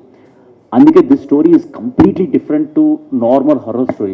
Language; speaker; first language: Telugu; early bilingual, heritage; English